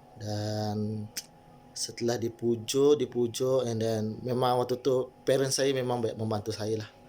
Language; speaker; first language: Malay; native; Malay